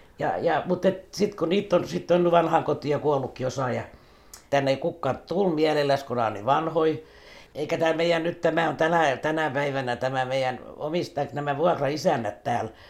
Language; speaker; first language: Finnish; native; Finnish